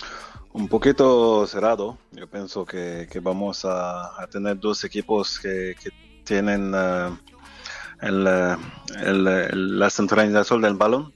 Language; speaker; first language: Spanish; non-native, fluent; French